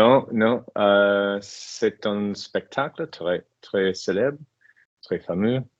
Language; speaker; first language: French; non-native, learner; English